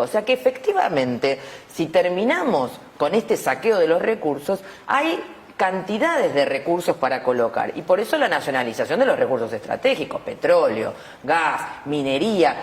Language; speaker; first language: Spanish; native; Spanish